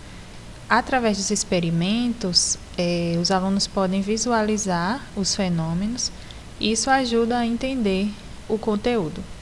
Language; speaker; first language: Portuguese; native; Portuguese